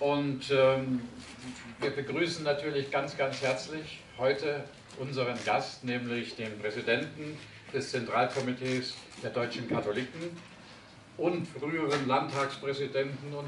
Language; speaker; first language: German; native; German